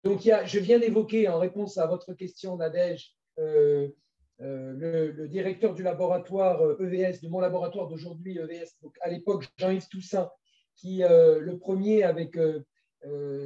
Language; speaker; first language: French; native; French